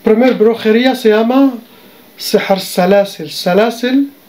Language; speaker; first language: Spanish; non-native, learner; Arabic